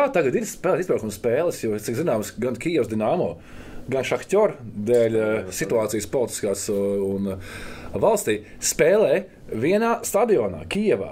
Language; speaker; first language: Latvian; native; Latvian